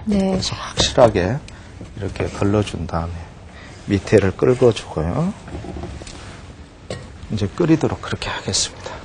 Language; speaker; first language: Korean; native; Korean